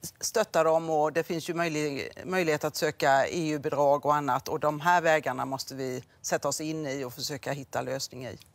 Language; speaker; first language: Swedish; native; Swedish